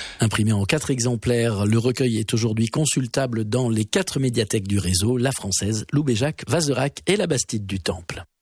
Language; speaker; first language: French; native; French